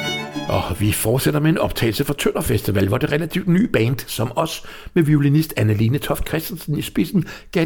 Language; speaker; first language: Danish; native; Danish